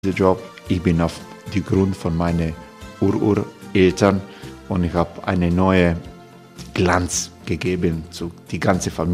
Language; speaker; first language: German; non-native, learner; Croatian